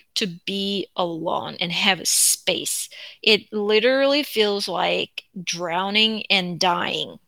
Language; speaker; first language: English; non-native, fluent; Korean